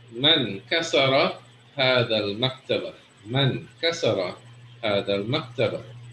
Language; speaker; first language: Arabic; non-native, fluent; English